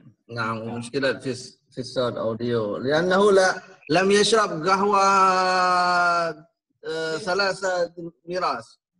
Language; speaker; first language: Arabic; non-native, fluent; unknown